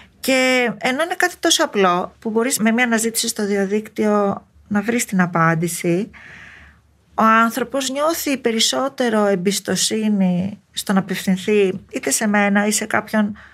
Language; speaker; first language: Greek; native; Greek